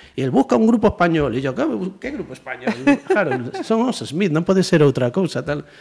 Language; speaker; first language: Galician; native; Galician